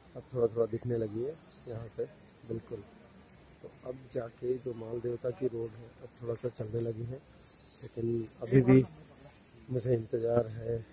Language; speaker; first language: Hindi; native; Hindi